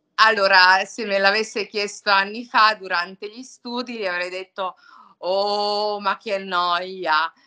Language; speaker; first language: Italian; non-native, fluent; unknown